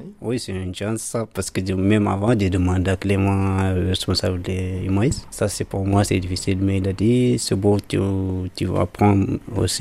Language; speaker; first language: French; non-native, learner; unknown